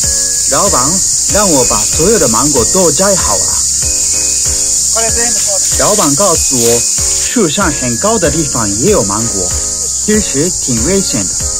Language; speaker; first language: Chinese; non-native, fluent; Japanese